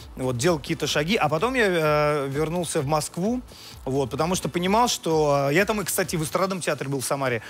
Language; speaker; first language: Russian; native; Russian